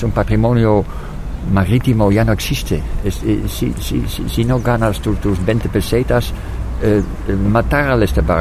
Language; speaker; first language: Spanish; non-native, fluent; Dutch